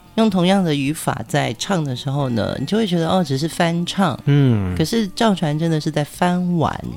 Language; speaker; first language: Chinese; non-native, local second language; Min Nan Chinese